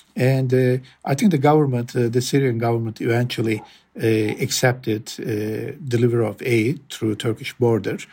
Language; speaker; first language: English; non-native, fluent; Turkish